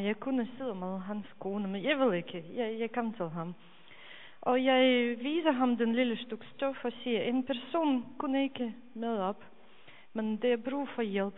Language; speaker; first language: Danish; non-native, fluent; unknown